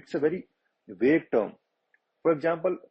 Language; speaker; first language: English; non-native, local second language; Hindi